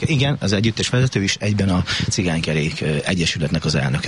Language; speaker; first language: Hungarian; native; Hungarian